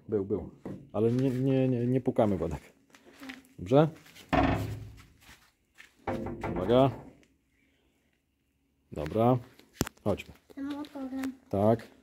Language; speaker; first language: Polish; native; Polish